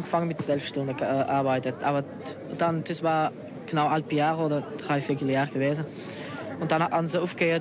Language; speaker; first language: German; non-native, learner; Portuguese